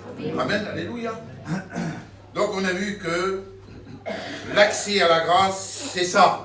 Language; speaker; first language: French; native; French